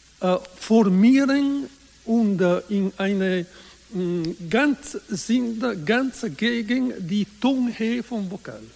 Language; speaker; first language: German; non-native, learner; Italian